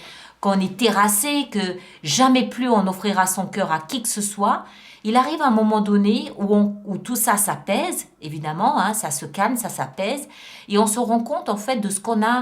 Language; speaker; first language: French; native; French